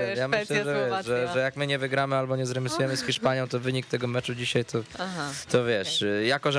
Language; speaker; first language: Polish; native; Polish